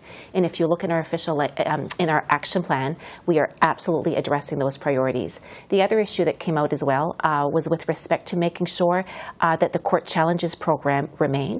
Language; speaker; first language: English; native; English